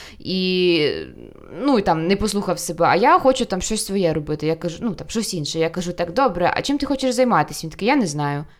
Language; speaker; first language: Ukrainian; non-native, local second language; Russian